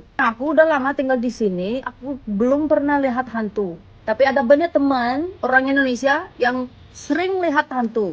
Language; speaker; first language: Indonesian; non-native, fluent; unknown